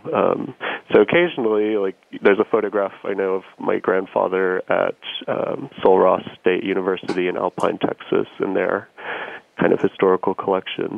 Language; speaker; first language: English; native; English